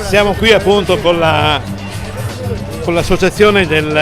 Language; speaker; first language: Italian; native; Italian